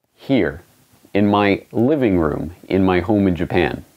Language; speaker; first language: English; native; English